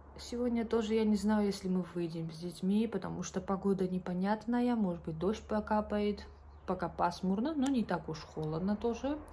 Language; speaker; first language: Russian; non-native, local second language; Georgian